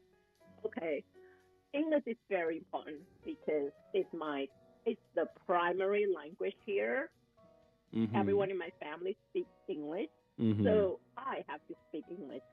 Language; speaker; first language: English; non-native, fluent; Thai